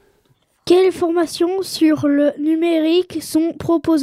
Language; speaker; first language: French; early bilingual, other home language; Arabic